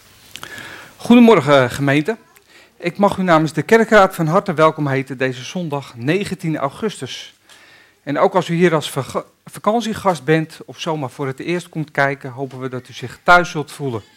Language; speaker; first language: Dutch; native; Dutch